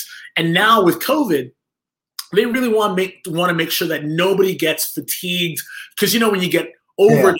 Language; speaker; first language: English; native; English